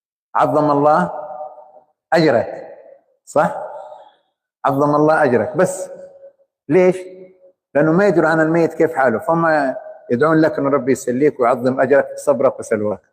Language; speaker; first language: Arabic; native; Arabic